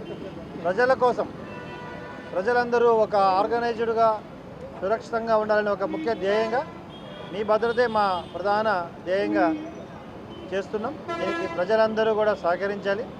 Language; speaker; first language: Telugu; native; Telugu